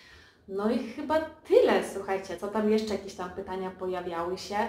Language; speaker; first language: Polish; early bilingual, heritage; Polish